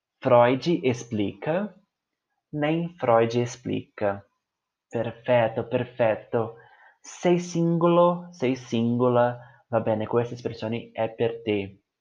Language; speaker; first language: Italian; non-native, fluent; Portuguese